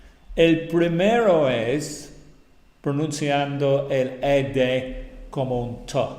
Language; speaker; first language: Spanish; non-native, fluent; English